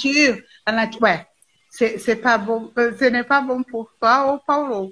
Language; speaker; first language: French; non-native, learner; Portuguese